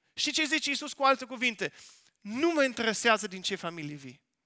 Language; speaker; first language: Romanian; non-native, fluent; Dutch